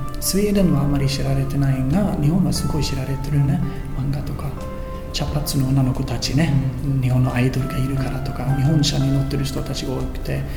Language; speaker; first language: Japanese; non-native, fluent; Swedish